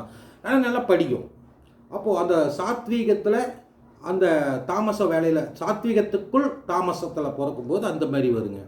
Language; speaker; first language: Tamil; native; Tamil